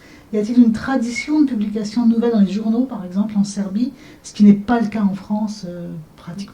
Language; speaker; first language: French; native; French